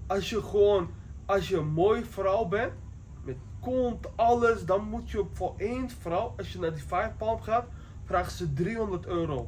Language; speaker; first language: Dutch; early bilingual, other home language; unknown